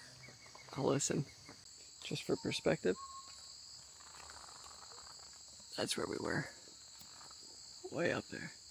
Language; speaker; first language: English; native; English